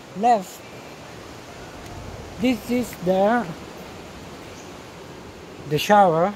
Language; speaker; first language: English; non-native, learner; Thai